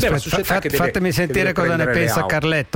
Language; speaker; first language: Italian; native; Italian